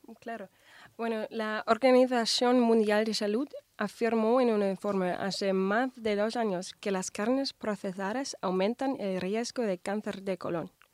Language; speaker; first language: Spanish; non-native, fluent; German